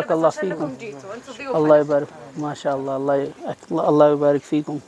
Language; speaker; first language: Arabic; non-native, fluent; Urdu